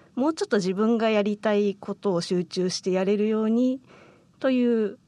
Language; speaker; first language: Japanese; native; Japanese